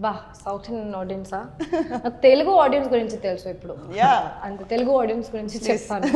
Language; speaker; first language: Telugu; non-native, local second language; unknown